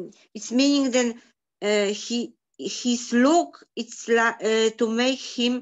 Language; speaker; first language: English; non-native, learner; Polish